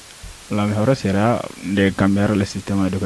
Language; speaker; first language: Spanish; non-native, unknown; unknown